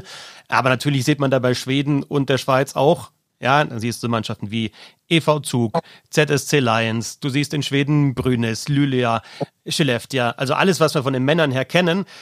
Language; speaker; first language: German; native; German